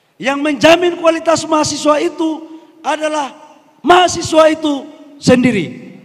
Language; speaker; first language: Indonesian; native; Indonesian